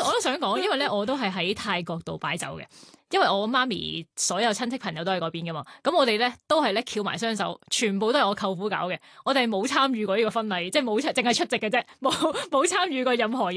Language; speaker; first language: Cantonese; early bilingual, other home language; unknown